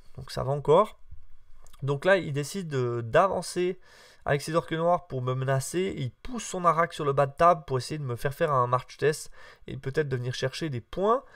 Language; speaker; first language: French; native; French